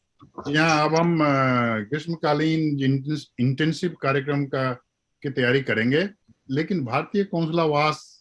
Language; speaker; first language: Hindi; native; Hindi